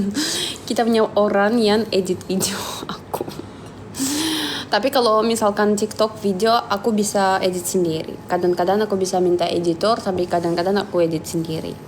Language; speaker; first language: Indonesian; non-native, fluent; Russian